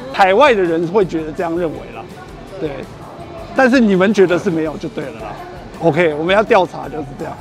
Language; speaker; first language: Chinese; native; Chinese